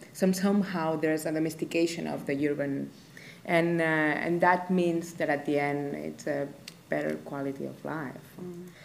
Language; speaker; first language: English; non-native, fluent; Catalan